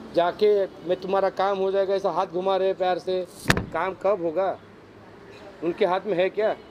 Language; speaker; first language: Hindi; non-native, local second language; Marathi